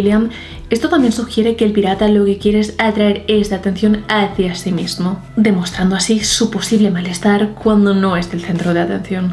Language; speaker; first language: Spanish; native; Spanish